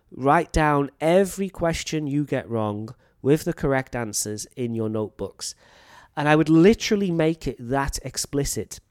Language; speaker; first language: English; native; English